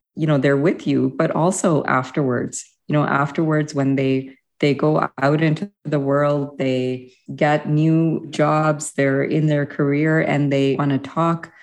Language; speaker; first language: English; early bilingual, other home language; Hindi